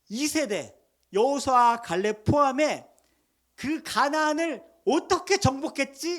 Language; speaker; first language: Korean; native; Korean